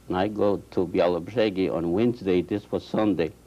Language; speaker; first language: English; non-native, fluent; Polish